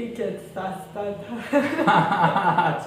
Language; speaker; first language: Hindi; non-native, learner; Russian